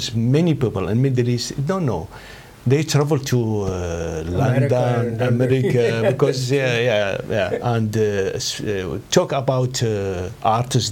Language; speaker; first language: English; non-native, learner; Arabic